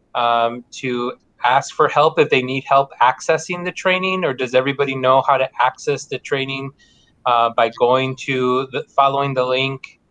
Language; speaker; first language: English; early bilingual, other home language; Spanish